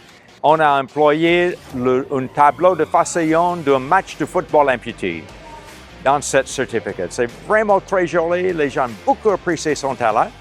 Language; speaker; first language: French; non-native, local second language; Haitian Creole